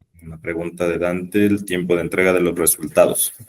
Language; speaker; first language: Spanish; native; Spanish